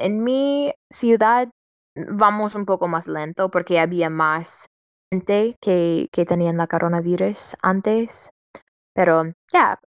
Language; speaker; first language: Spanish; non-native, fluent; English